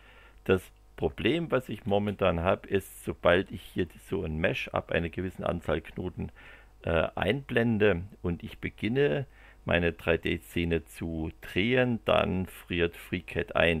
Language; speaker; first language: German; native; German